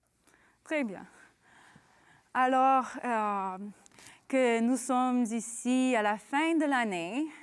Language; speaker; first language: French; non-native, learner; English